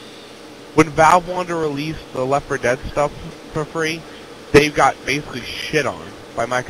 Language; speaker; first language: English; native; English